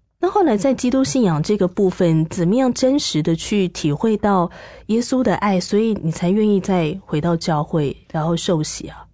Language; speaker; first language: Chinese; native; Chinese